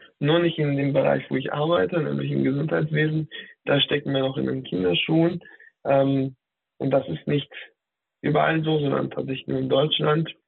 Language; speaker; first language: German; native; German